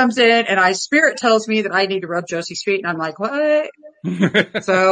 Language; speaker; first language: English; native; English